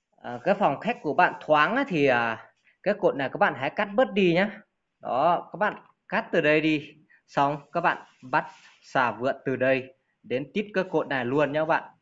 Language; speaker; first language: Vietnamese; native; Vietnamese